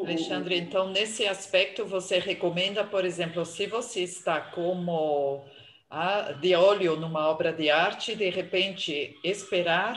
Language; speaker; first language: Portuguese; non-native, fluent; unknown